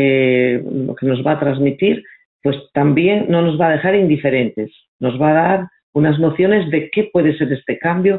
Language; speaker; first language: Spanish; native; Spanish